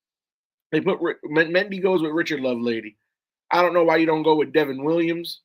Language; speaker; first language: English; native; English